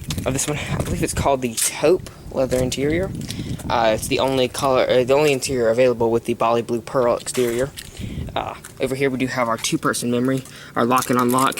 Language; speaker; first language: English; native; English